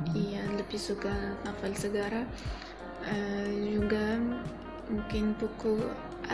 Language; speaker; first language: Indonesian; non-native, learner; Arabic